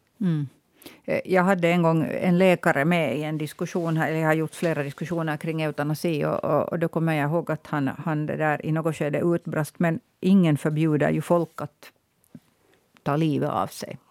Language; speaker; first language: Swedish; native; Swedish